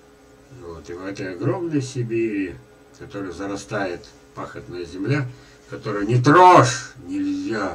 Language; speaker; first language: Russian; native; Russian